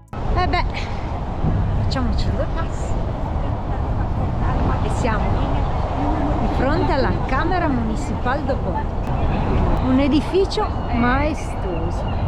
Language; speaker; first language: Italian; native; Italian